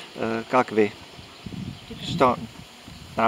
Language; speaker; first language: Russian; non-native, learner; Czech